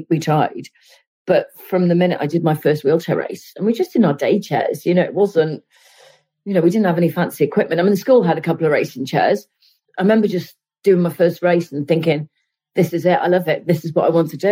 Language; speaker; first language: English; native; English